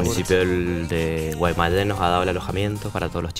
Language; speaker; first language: Spanish; native; Spanish